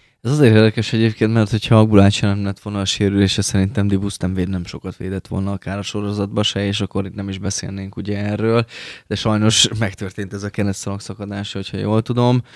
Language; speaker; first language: Hungarian; native; Hungarian